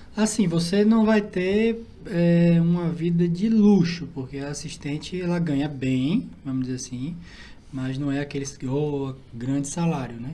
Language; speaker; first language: Portuguese; native; Portuguese